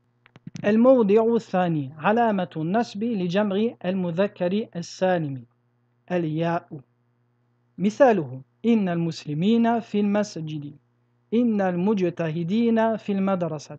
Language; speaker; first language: Arabic; non-native, fluent; French